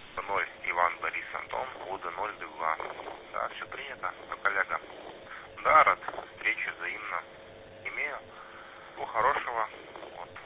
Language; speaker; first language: Russian; native; Russian